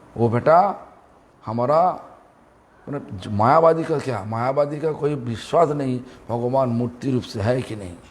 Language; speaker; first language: Hindi; non-native, local second language; Bangla